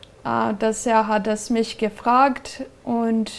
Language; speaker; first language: German; non-native, fluent; Serbian